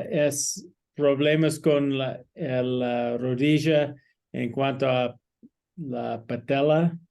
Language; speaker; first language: Spanish; non-native, learner; English